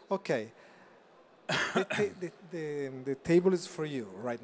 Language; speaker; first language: English; non-native, learner; Italian